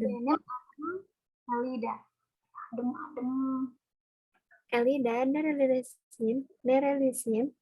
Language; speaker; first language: Turkish; non-native, learner; Indonesian